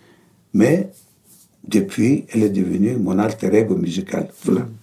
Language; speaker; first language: French; non-native, fluent; Greek